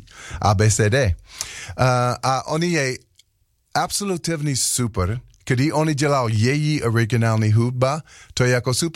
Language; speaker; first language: Czech; non-native, learner; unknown